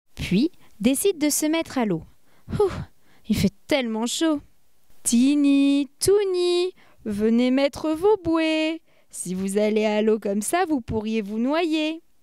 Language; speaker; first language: French; native; French